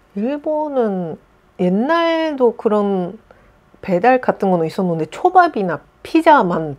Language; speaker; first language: Korean; non-native, fluent; Japanese